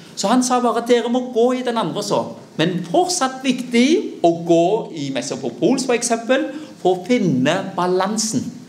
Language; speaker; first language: Norwegian; early bilingual, other home language; Vietnamese